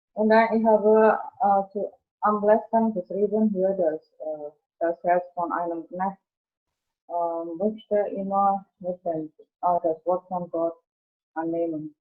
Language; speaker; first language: German; non-native, learner; Indonesian